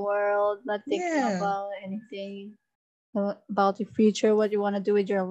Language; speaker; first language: English; non-native, local second language; Filipino